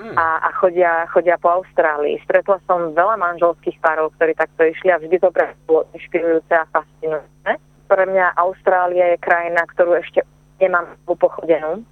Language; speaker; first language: Slovak; native; Slovak